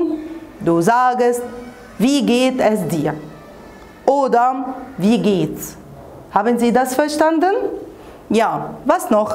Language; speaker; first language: German; non-native, fluent; Arabic